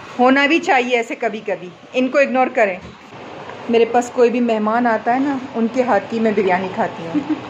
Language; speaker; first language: Urdu; non-native, local second language; Baluchi